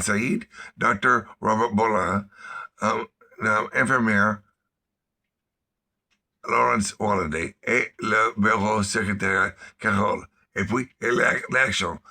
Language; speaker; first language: French; non-native, learner; English